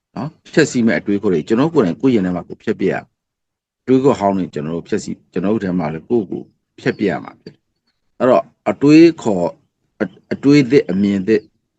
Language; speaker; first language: Burmese; non-native, local second language; S'gaw Karen